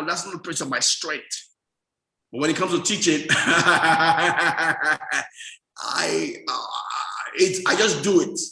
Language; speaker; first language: English; non-native, local second language; Yoruba